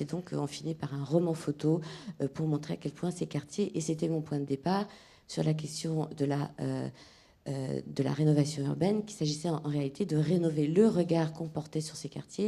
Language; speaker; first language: French; native; French